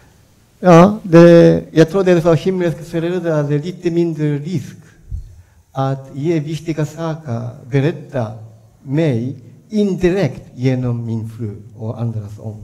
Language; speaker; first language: Swedish; non-native, fluent; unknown